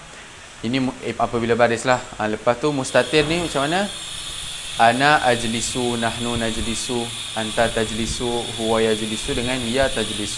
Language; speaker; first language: Malay; native; Malay